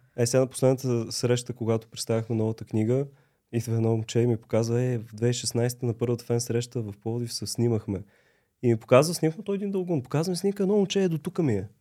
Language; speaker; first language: Bulgarian; native; Bulgarian